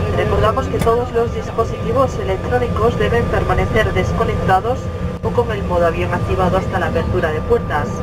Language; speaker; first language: Spanish; native; Spanish